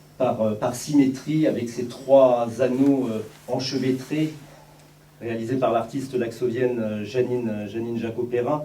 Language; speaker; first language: French; native; French